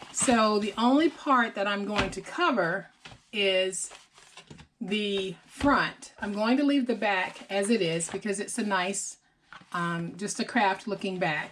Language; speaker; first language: English; native; English